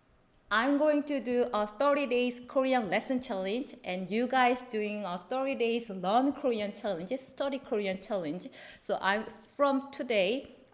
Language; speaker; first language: English; non-native, fluent; Korean